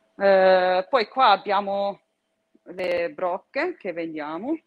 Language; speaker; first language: Italian; early bilingual, heritage; Italian